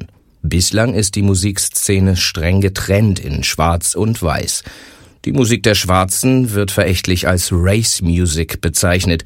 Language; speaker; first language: German; native; German